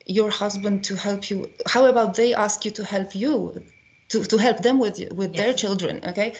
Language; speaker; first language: English; non-native, fluent; Polish